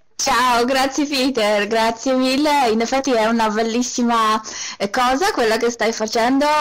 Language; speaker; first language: Italian; non-native, fluent; Polish